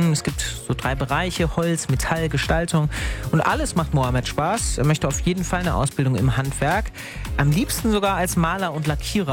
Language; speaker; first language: German; native; German